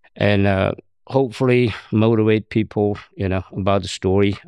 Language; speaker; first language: English; non-native, learner; Khmer